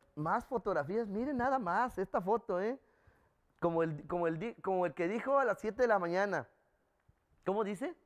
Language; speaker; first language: Spanish; native; Spanish